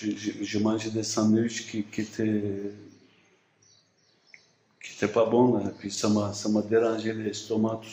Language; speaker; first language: French; non-native, fluent; Turkish